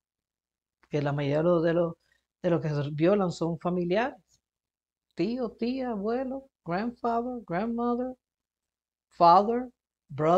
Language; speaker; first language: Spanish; early bilingual, heritage; Spanish